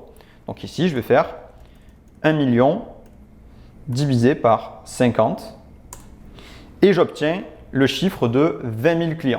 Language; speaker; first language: French; native; French